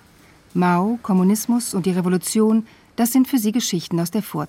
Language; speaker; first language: German; native; German